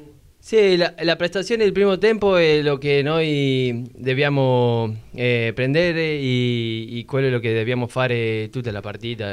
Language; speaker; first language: Italian; non-native, learner; Spanish